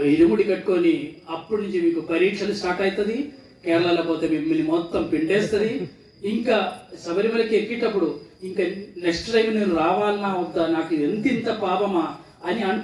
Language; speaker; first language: Telugu; non-native, fluent; Malayalam